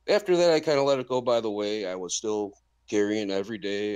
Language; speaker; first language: English; native; English